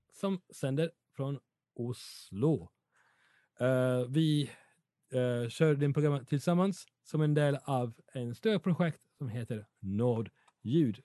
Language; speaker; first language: Swedish; non-native, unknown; Italian